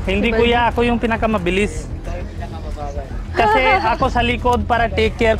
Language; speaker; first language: Filipino; non-native, learner; Punjabi